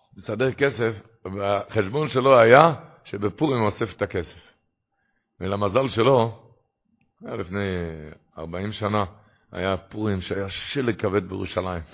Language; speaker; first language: Hebrew; non-native, local second language; Yiddish